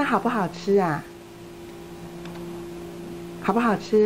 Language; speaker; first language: Chinese; native; Chinese